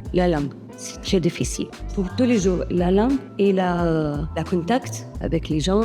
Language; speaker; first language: French; non-native, learner; Arabic